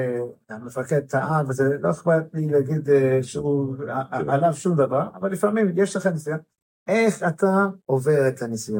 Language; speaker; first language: Hebrew; non-native, fluent; English